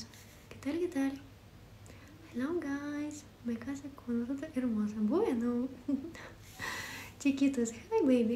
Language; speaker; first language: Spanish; non-native, learner; Ukrainian